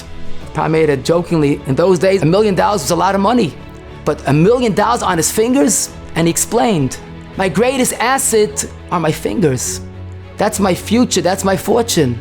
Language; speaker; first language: English; native; English